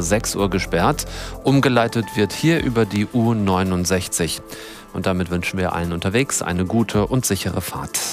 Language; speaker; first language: German; native; German